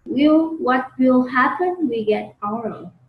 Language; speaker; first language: English; non-native, learner; Vietnamese